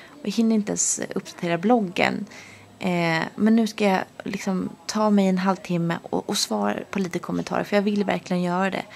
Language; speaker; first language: Swedish; native; Swedish